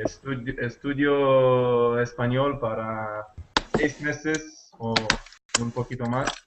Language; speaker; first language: Spanish; non-native, learner; Hebrew